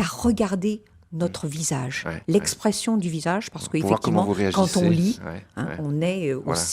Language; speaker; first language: French; native; French